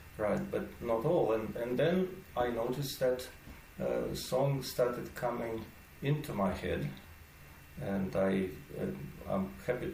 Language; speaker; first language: English; non-native, fluent; Russian